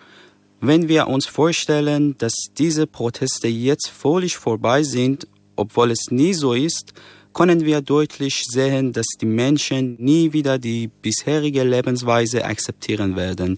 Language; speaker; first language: German; non-native, fluent; Persian